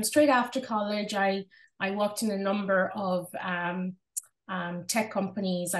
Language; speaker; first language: English; non-native, local second language; Yoruba